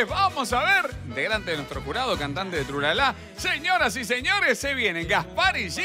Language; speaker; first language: Spanish; native; Spanish